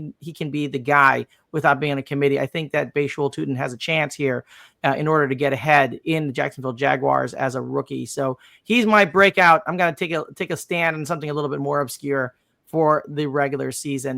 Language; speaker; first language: English; native; English